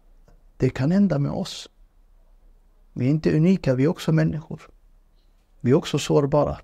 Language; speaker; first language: Swedish; non-native, fluent; Urdu